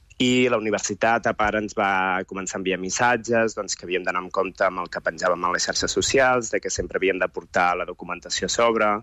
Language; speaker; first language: Catalan; native; Catalan